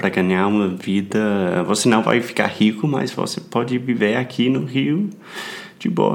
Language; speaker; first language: Portuguese; non-native, fluent; English